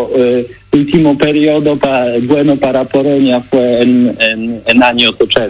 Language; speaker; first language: Spanish; non-native, learner; Polish